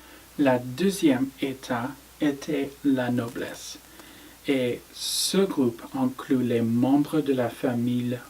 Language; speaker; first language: French; non-native, learner; English